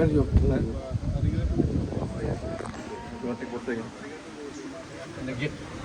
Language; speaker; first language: English; non-native, learner; Balinese